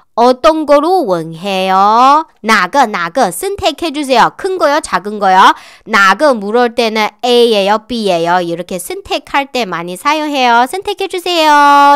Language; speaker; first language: Korean; non-native, fluent; Chinese